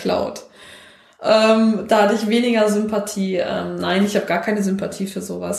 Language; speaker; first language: German; native; German